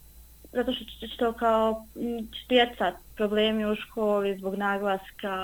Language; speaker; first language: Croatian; non-native, local second language; Romany